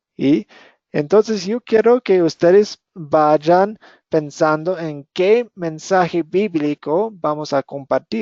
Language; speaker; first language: Spanish; non-native, fluent; English